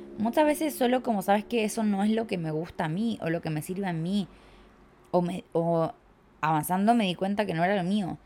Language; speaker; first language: Spanish; native; Spanish